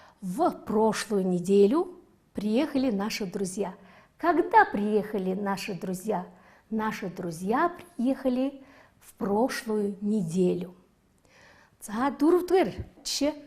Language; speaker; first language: Russian; non-native, fluent; Mongolian